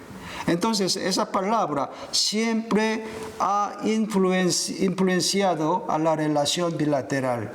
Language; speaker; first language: Spanish; non-native, fluent; Korean